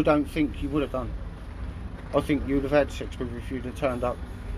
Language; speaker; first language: English; native; English